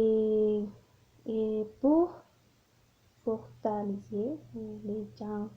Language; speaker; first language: French; non-native, learner; Spanish